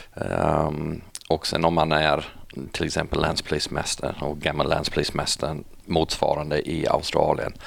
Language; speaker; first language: Swedish; non-native, fluent; English